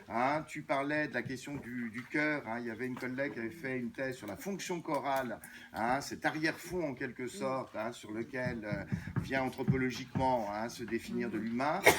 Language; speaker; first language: French; native; French